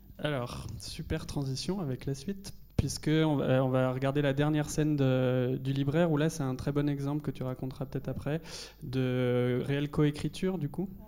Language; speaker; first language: French; native; French